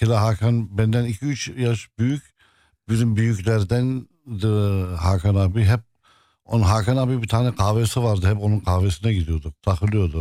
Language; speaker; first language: Turkish; non-native, local second language; Arabic